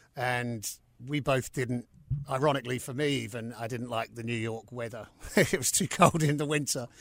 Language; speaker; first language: English; native; English